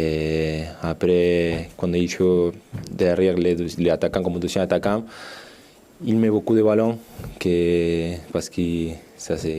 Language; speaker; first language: French; non-native, learner; Spanish